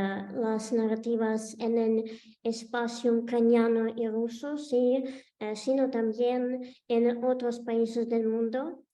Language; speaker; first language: Spanish; non-native, fluent; Ukrainian